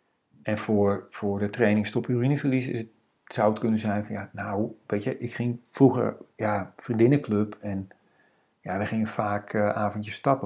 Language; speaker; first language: Dutch; native; Dutch